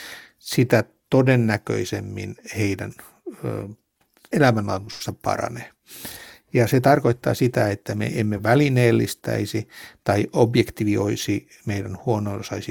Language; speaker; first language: Finnish; native; Finnish